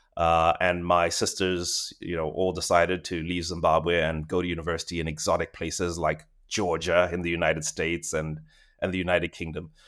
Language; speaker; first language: English; non-native, local second language; Shona